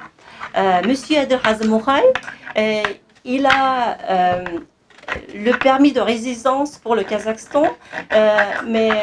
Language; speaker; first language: French; non-native, fluent; Kazakh